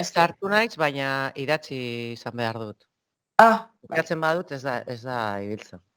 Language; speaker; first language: Basque; non-native, local second language; Spanish